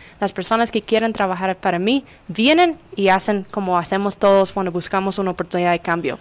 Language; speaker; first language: Spanish; non-native, fluent; English